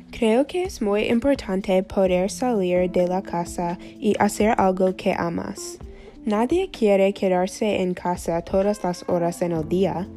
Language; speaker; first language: Spanish; non-native, learner; English